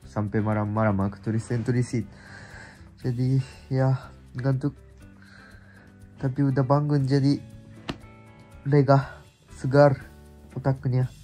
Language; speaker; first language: Indonesian; non-native, fluent; Japanese